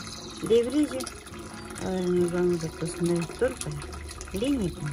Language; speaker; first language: Spanish; non-native, local second language; Quechua